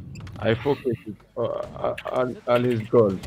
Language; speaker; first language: English; non-native, learner; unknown